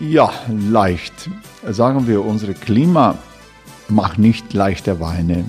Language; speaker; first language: German; non-native, fluent; Croatian